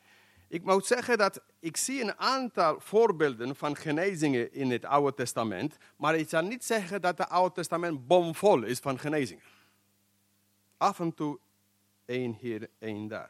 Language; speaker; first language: Dutch; non-native, fluent; English